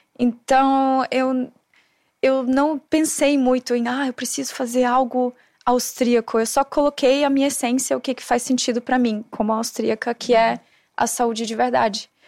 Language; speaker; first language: Portuguese; non-native, fluent; German